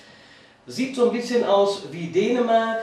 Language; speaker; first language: German; native; German